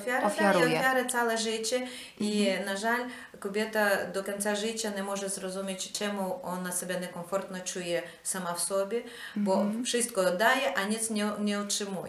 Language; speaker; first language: Polish; non-native, learner; Ukrainian